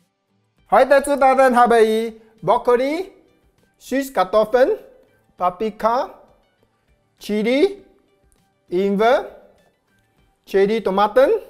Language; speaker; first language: German; non-native, learner; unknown